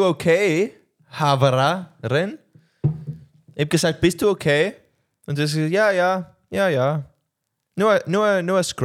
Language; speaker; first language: German; non-native, learner; English